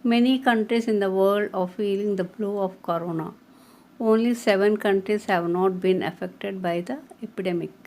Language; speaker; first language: English; non-native, local second language; Telugu